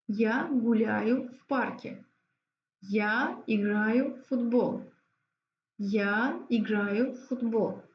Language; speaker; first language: Russian; non-native, fluent; Azerbaijani